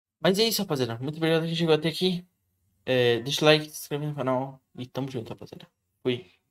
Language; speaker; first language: Portuguese; native; Portuguese